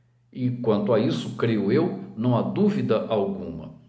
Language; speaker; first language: Portuguese; native; Portuguese